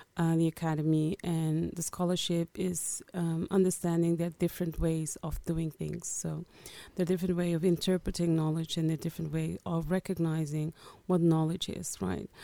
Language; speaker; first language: English; early bilingual, other home language; Portuguese